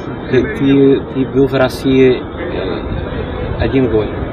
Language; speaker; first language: Russian; non-native, learner; English